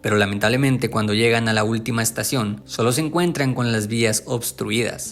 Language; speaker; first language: Spanish; native; Spanish